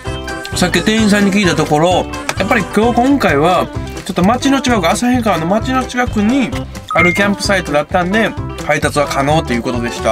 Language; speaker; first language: Japanese; native; Japanese